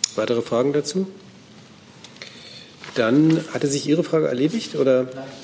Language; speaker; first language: German; native; German